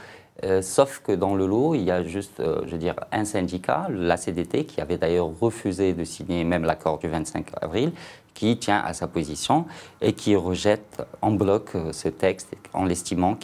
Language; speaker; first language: French; non-native, local second language; Arabic